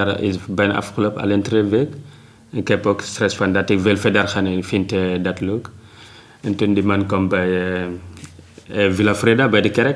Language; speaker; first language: Dutch; non-native, learner; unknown